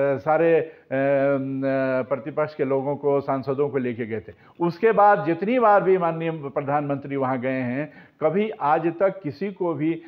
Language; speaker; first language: Hindi; native; Hindi